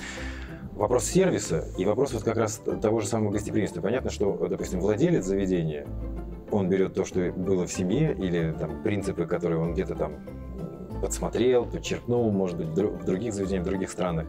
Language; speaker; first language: Russian; native; Russian